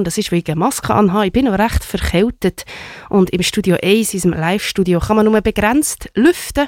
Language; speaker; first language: German; native; German